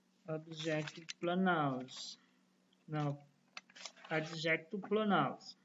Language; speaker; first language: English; non-native, fluent; Portuguese